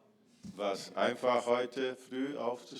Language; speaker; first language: German; non-native, fluent; Portuguese